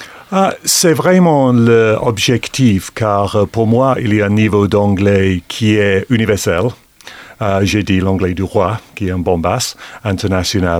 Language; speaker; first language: French; non-native, fluent; English